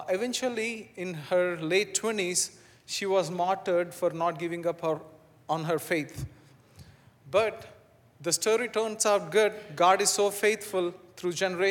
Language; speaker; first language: English; non-native, local second language; Telugu